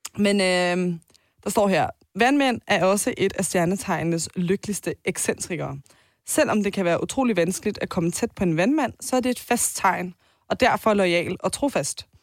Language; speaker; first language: Danish; early bilingual, other home language; Turkish